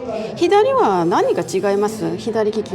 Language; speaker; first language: Japanese; non-native, learner; Korean